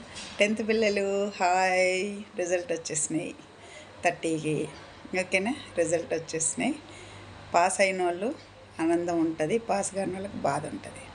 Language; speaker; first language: Telugu; native; Telugu